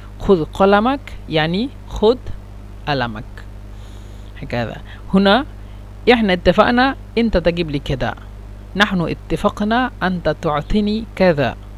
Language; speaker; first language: Egyptian Arabic; non-native, learner; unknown